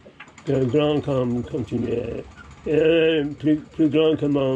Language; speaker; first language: French; non-native, learner; English